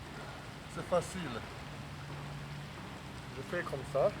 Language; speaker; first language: French; non-native, learner; Chinese